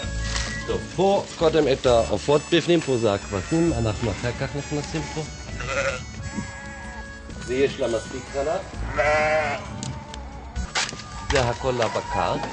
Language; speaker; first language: Hebrew; non-native, fluent; German